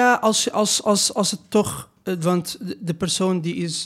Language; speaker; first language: Dutch; non-native, fluent; Persian